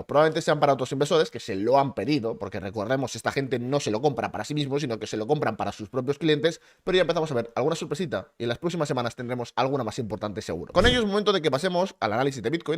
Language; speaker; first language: Spanish; native; Spanish